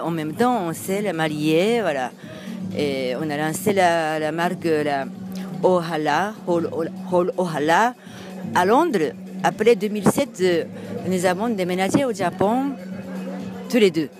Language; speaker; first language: French; non-native, learner; Japanese